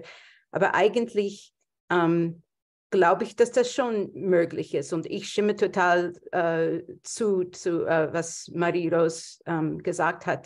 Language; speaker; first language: German; non-native, fluent; English